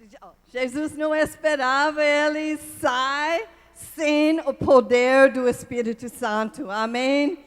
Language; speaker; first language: Portuguese; non-native, learner; English